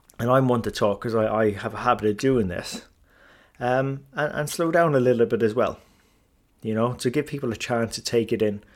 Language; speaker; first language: English; native; English